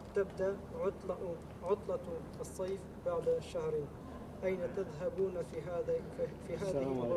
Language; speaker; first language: Arabic; non-native, learner; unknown